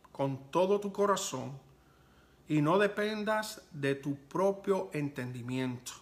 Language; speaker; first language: Spanish; early bilingual, heritage; Spanish